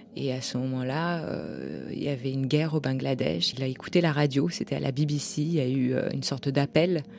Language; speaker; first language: French; native; French